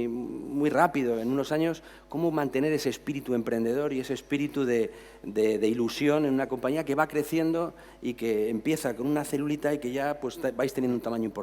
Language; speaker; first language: Spanish; native; Spanish